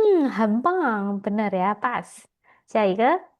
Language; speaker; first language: Chinese; non-native, fluent; Indonesian